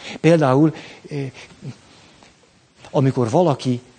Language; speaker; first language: Hungarian; native; Hungarian